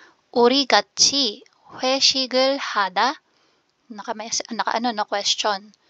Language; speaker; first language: Korean; non-native, fluent; Filipino